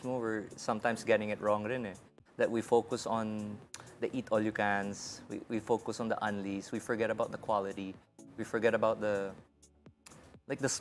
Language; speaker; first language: English; non-native, local second language; Hiligaynon